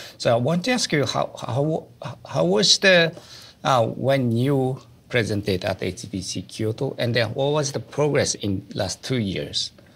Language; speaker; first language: English; non-native, fluent; Japanese